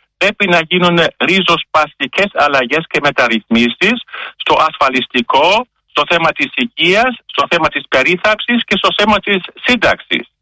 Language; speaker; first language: Greek; non-native, fluent; German